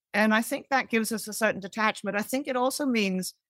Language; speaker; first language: English; native; English